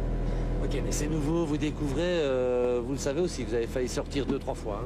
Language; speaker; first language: French; native; French